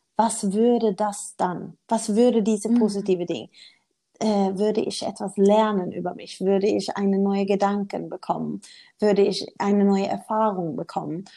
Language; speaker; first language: German; non-native, learner; Swedish